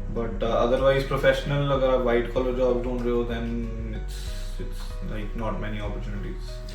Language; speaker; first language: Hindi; non-native, local second language; Punjabi